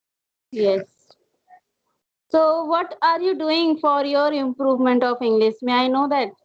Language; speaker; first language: English; non-native, learner; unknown